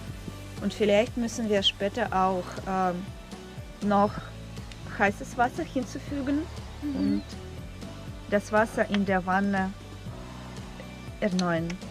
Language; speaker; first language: German; non-native, fluent; Russian